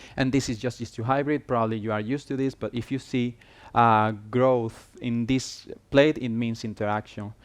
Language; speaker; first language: English; non-native, fluent; Spanish